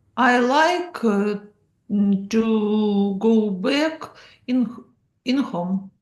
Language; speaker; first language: English; non-native, learner; Russian